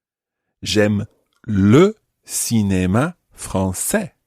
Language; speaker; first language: French; non-native, fluent; English